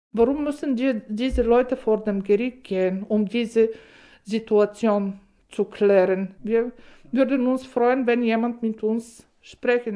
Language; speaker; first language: German; non-native, fluent; Bulgarian